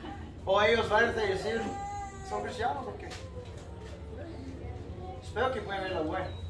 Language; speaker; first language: Spanish; non-native, fluent; English